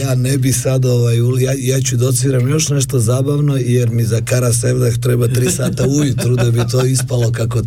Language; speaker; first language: Serbian; native; Serbian